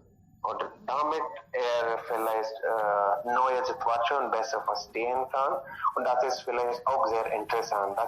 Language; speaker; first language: German; non-native, learner; Hindi